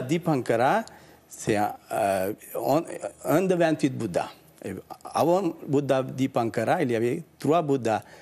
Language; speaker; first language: French; non-native, learner; Sinhala